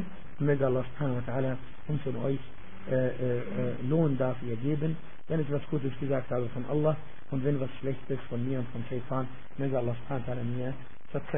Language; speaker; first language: German; non-native, fluent; Arabic